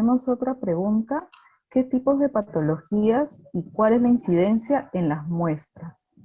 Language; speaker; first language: Spanish; native; Spanish